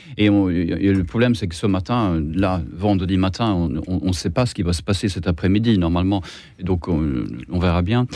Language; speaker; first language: French; non-native, fluent; Swedish